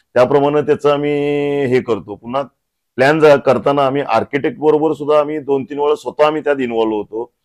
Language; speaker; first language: Marathi; native; Marathi